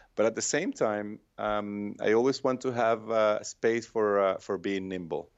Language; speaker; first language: English; non-native, fluent; Spanish